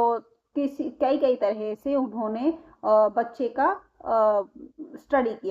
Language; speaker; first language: Hindi; native; Hindi